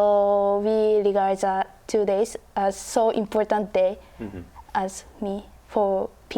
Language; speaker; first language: English; non-native, learner; Japanese